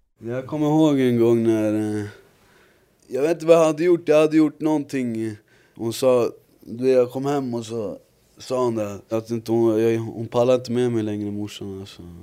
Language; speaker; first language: Swedish; native; Swedish